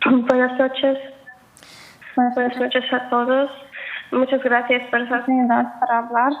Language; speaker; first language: Spanish; non-native, fluent; Ukrainian